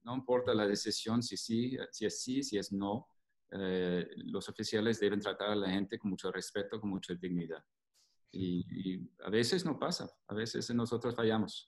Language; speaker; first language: Spanish; non-native, fluent; English